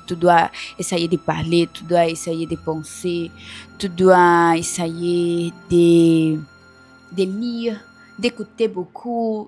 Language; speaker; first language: French; non-native, learner; Portuguese